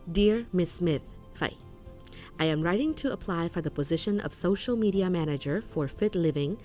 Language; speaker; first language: English; non-native, fluent; Vietnamese